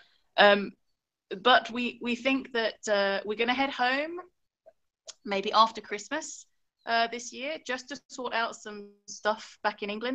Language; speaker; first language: English; native; English